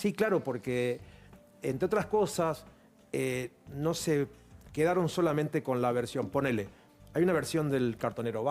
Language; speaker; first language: Spanish; native; Spanish